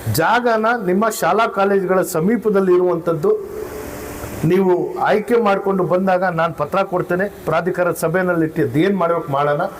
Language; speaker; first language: Kannada; non-native, local second language; Urdu